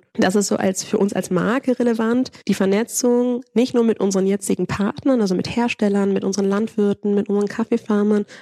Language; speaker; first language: German; early bilingual, other home language; Spanish